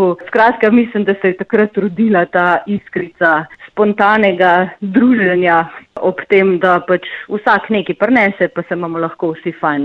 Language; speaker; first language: Slovenian; native; Slovenian